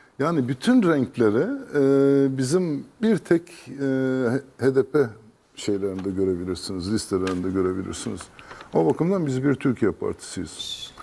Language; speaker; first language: Turkish; non-native, local second language; Kurdish